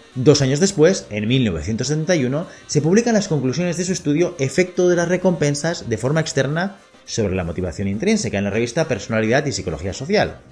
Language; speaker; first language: Spanish; native; Spanish